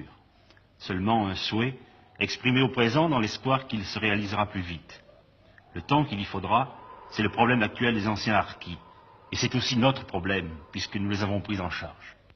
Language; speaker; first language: French; native; French